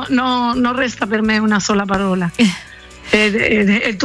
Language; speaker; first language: Italian; non-native, learner; Spanish